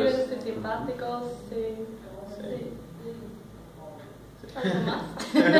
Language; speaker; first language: Spanish; non-native, learner; Swedish